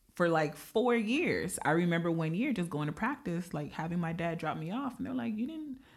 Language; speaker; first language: English; native; English